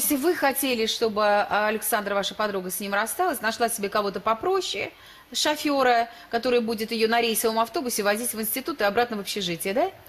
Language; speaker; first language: Russian; native; Russian